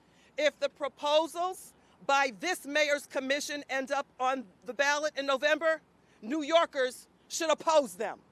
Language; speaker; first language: English; native; English